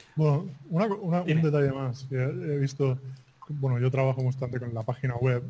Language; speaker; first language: Spanish; native; Spanish